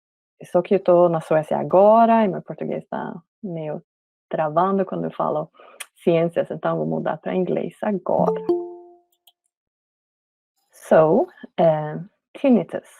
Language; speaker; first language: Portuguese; non-native, fluent; Swedish